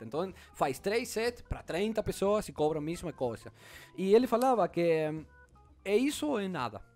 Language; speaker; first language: Portuguese; non-native, learner; Spanish